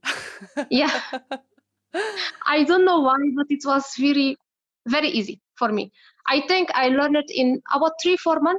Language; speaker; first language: English; non-native, learner; Arabic